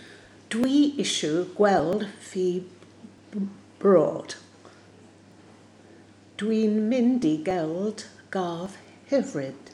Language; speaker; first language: Welsh; non-native, learner; English